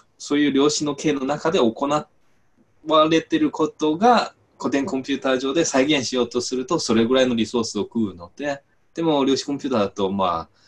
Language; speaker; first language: Japanese; non-native, fluent; Chinese